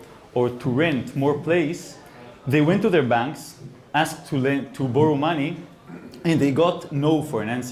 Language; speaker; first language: English; non-native, fluent; Hebrew